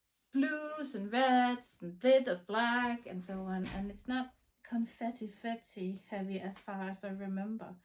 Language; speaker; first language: English; non-native, fluent; Danish